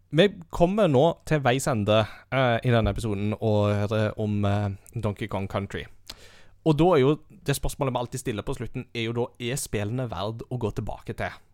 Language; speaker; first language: Norwegian; early bilingual, heritage; Norwegian